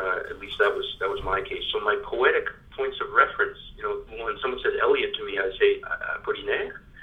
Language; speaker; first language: English; early bilingual, other home language; French